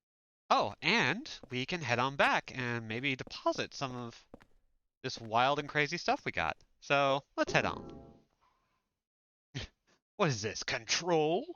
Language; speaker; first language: English; native; English